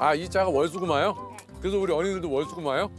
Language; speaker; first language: Korean; native; Korean